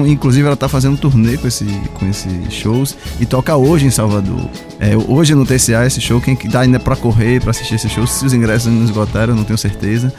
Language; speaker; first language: Portuguese; native; Portuguese